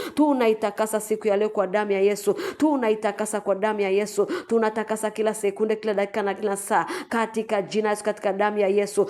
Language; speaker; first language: Swahili; native; Swahili